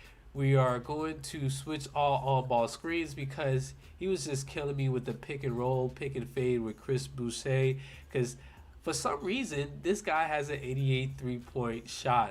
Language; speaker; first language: English; native; English